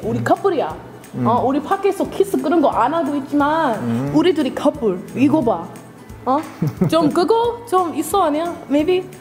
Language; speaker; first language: Korean; non-native, learner; English